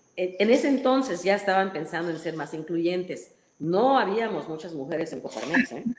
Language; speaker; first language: Spanish; non-native, fluent; English